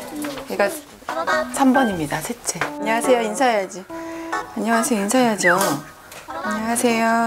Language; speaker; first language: Korean; native; Korean